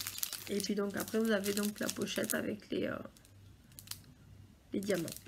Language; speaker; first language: French; native; French